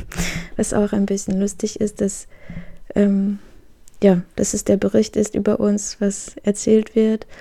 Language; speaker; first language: German; non-native, fluent; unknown